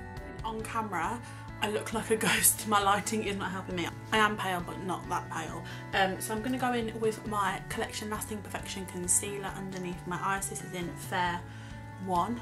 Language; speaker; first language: English; native; English